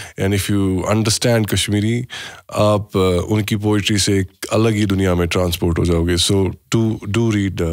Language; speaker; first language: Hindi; non-native, local second language; Kashmiri